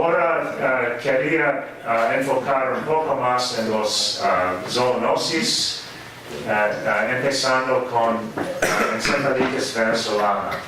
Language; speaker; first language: Spanish; non-native, fluent; English